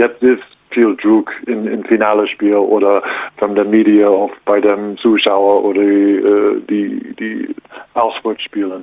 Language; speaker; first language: German; non-native, learner; English